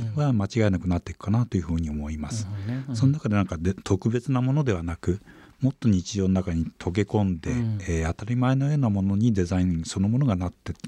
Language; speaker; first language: Japanese; native; Japanese